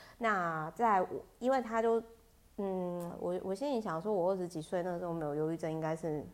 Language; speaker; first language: Chinese; native; Chinese